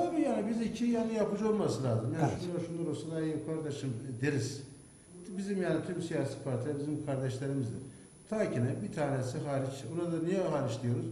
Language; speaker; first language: Turkish; native; Turkish